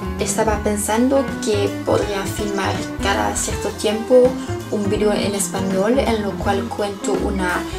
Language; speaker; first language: Spanish; non-native, learner; Dutch